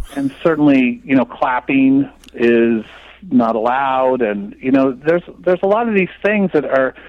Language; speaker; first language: English; native; English